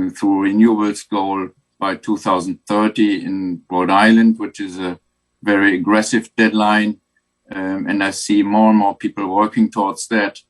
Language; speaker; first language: English; non-native, fluent; German